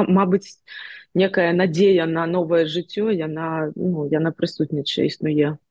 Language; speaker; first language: Belarusian; non-native, local second language; Russian